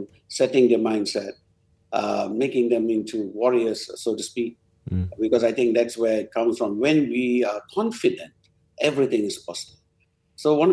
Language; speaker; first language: English; non-native, local second language; Tamil